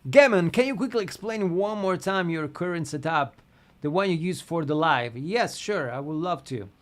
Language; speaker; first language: English; non-native, fluent; Italian